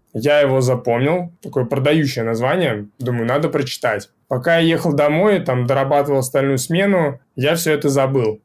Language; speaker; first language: Russian; native; Russian